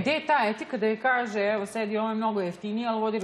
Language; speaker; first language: Serbian; native; Serbian